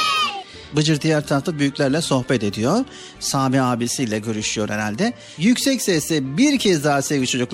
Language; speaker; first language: Turkish; native; Turkish